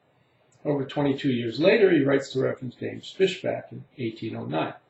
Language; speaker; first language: English; native; English